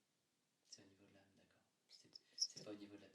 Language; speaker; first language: French; native; French